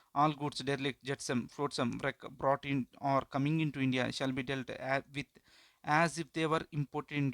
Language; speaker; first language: English; non-native, local second language; Telugu